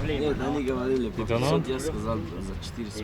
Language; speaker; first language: Russian; non-native, local second language; Tajik